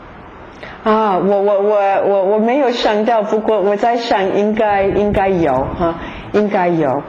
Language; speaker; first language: Chinese; non-native, fluent; English